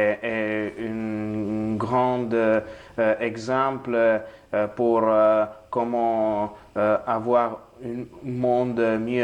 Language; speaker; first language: French; non-native, learner; Italian